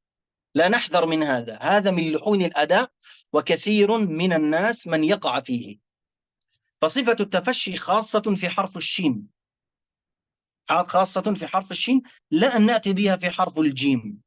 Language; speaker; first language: Arabic; native; Arabic